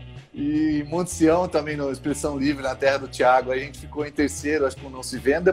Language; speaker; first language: Portuguese; native; Portuguese